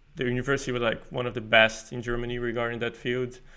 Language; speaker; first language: English; non-native, fluent; Portuguese